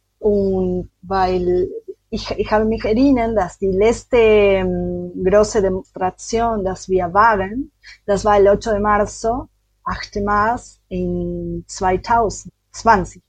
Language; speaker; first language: German; non-native, learner; Spanish